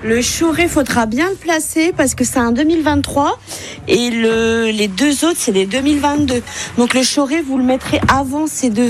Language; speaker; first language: French; native; French